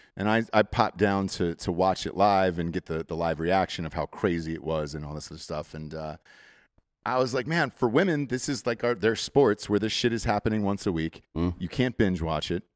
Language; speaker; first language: English; native; English